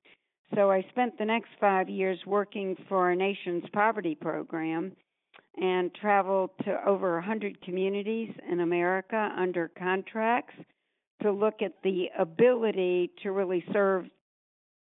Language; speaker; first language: English; native; English